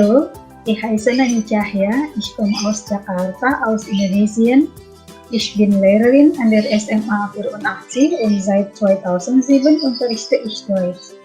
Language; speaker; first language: German; non-native, learner; Indonesian